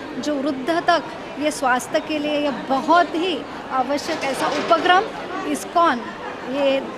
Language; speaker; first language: Hindi; non-native, local second language; Marathi